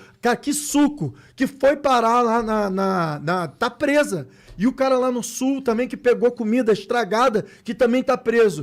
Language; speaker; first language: Portuguese; native; Portuguese